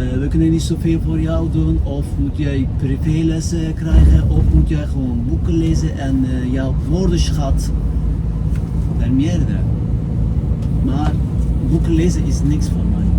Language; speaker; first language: Dutch; non-native, fluent; Turkish